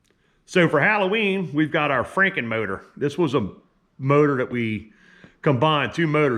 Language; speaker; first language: English; native; English